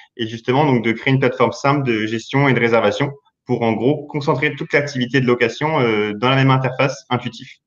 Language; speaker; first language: French; native; French